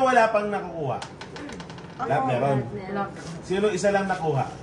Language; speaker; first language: Filipino; native; Filipino